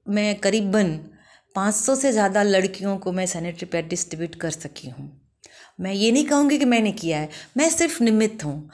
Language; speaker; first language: Hindi; non-native, local second language; Gujarati